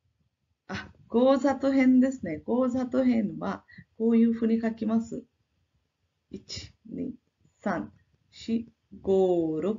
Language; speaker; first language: Japanese; non-native, fluent; Marathi